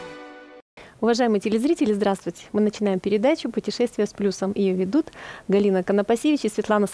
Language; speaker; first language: Russian; native; Russian